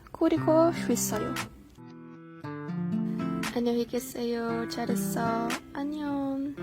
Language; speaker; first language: Korean; non-native, learner; Portuguese